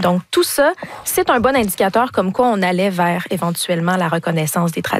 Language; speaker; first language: French; native; French